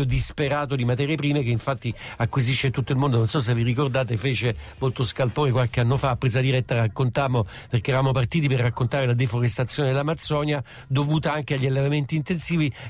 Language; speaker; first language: Italian; native; Italian